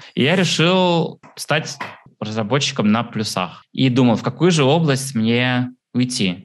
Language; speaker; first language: Russian; early bilingual, heritage; Russian